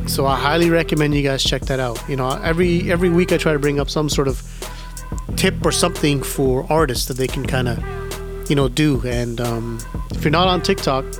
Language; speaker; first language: Punjabi; early bilingual, heritage; Punjabi